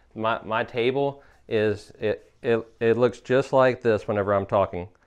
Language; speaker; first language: English; native; English